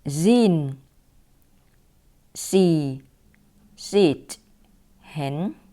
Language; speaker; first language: Dutch; non-native, fluent; Thai